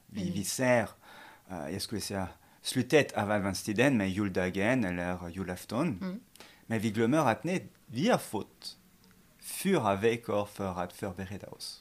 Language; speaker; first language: Swedish; non-native, fluent; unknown